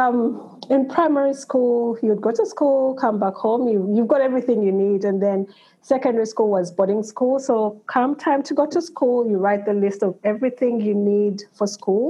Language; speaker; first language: English; non-native, local second language; Ganda